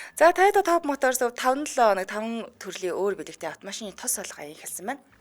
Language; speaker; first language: Mongolian; native; Mongolian